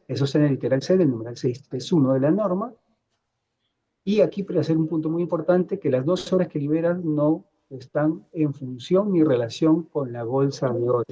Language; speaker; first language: Spanish; native; Spanish